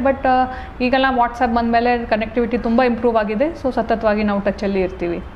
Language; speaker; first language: Kannada; non-native, fluent; Hindi